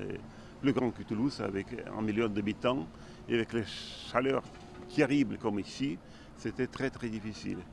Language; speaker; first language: French; non-native, fluent; Russian